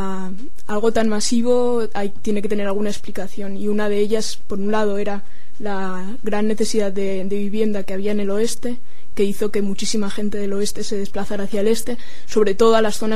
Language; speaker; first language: Spanish; native; Spanish